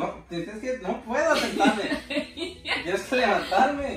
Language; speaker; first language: Spanish; native; Spanish